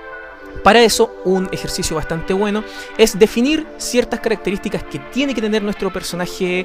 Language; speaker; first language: Spanish; native; Spanish